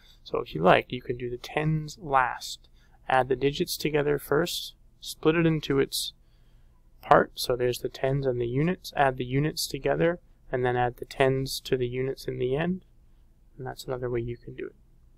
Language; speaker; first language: English; native; English